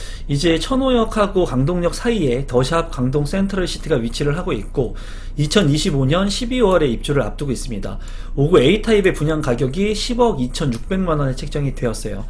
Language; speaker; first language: Korean; native; Korean